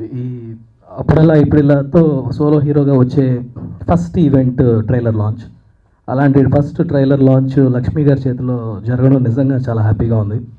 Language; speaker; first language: Telugu; native; Telugu